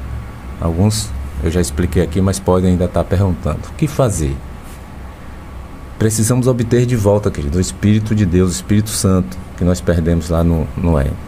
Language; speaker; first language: Portuguese; native; Portuguese